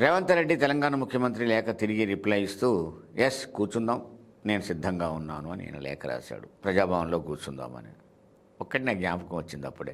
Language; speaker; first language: Telugu; native; Telugu